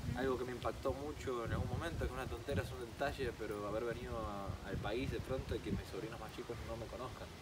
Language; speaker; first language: Spanish; early bilingual, other home language; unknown